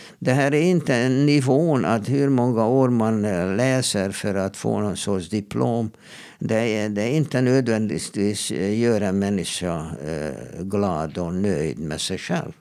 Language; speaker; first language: Swedish; non-native, fluent; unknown